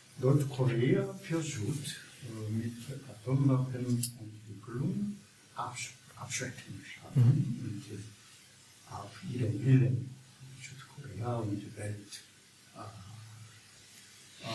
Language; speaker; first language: German; non-native, learner; Korean